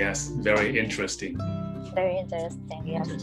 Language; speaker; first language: English; non-native, learner; Japanese